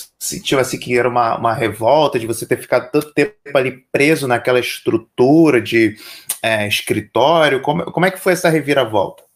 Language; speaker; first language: Portuguese; native; Portuguese